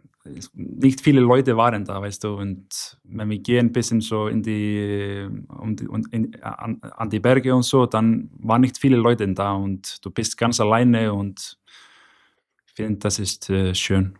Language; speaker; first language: German; non-native, learner; Icelandic